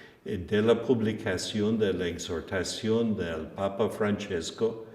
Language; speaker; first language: Spanish; non-native, fluent; English